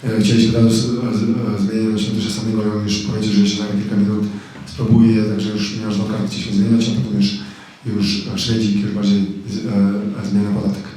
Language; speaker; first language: Polish; non-native, fluent; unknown